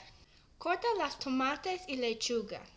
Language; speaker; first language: Spanish; non-native, learner; English